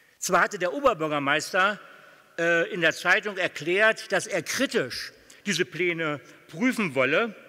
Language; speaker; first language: German; native; German